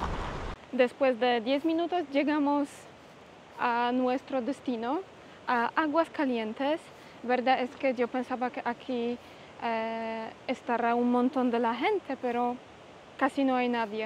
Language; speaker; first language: Spanish; non-native, fluent; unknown